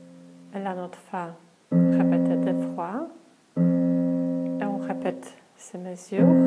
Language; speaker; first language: French; non-native, fluent; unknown